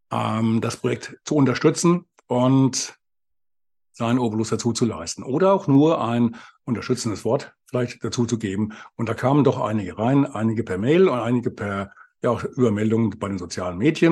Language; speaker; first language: German; native; German